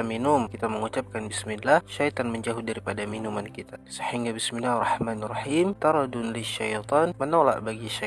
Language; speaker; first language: Malay; native; Malay